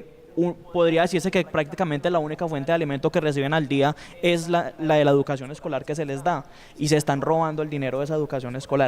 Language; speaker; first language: Spanish; native; Spanish